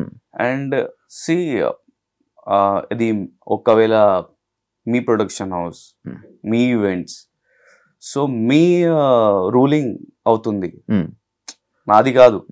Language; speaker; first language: Telugu; non-native, learner; Hindi